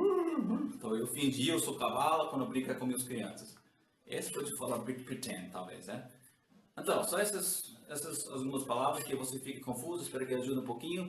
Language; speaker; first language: Portuguese; non-native, learner; English